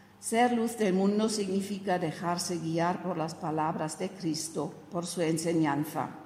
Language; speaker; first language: Spanish; non-native, fluent; German